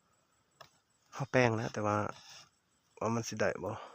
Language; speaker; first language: Thai; non-native, local second language; Northeastern Thai